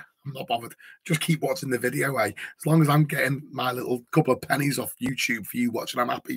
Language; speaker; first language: English; native; English